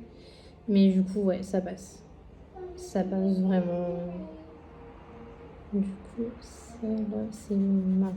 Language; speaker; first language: French; native; French